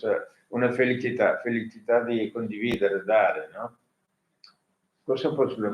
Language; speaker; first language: Italian; non-native, learner; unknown